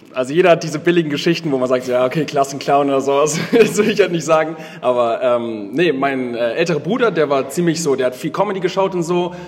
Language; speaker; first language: German; native; German